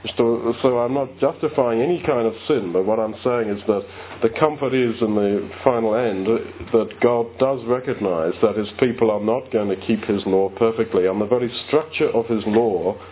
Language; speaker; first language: English; native; English